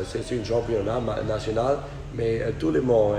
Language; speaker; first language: French; non-native, fluent; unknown